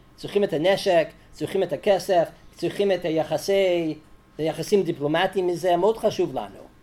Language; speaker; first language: Hebrew; non-native, fluent; English